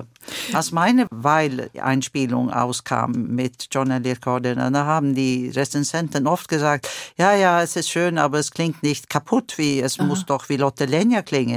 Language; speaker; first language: German; non-native, fluent; Swedish